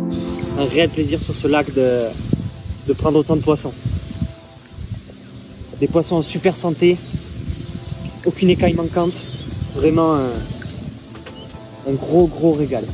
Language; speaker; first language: French; native; French